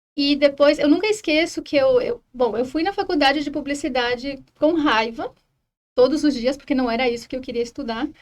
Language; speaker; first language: Portuguese; non-native, fluent; Spanish